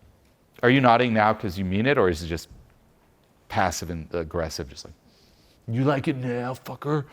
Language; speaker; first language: English; non-native, fluent; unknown